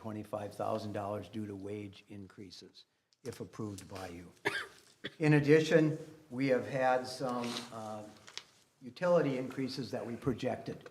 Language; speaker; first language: English; native; English